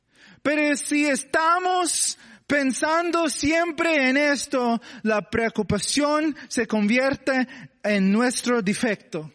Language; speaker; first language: Spanish; non-native, learner; English